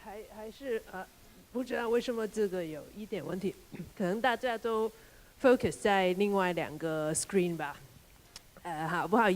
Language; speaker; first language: Chinese; non-native, local second language; Cantonese